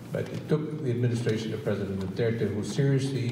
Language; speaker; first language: English; non-native, local second language; Filipino